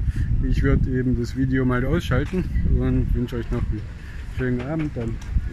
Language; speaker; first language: German; native; German